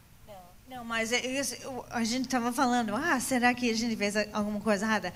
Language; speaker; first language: Portuguese; non-native, fluent; English